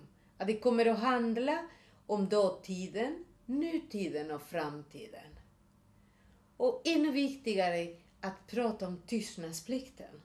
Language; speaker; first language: Swedish; non-native, fluent; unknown